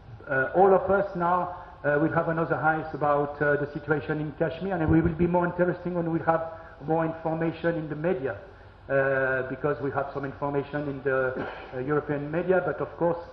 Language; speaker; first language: English; non-native, learner; French